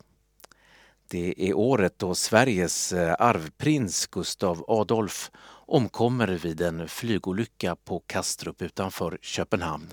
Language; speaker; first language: Swedish; native; Swedish